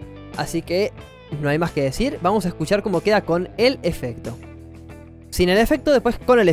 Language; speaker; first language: Spanish; native; Spanish